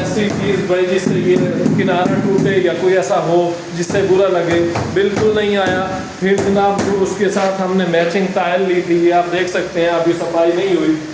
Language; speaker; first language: Urdu; non-native, local second language; Saraiki